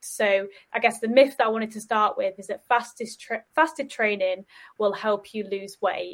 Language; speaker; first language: English; native; English